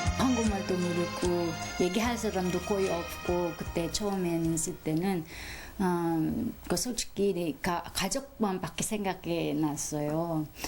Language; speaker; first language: Korean; non-native, fluent; Filipino